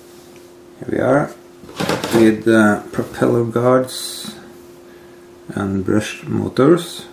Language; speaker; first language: English; non-native, fluent; Norwegian